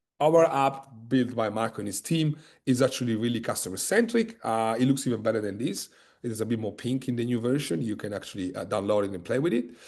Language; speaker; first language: English; non-native, fluent; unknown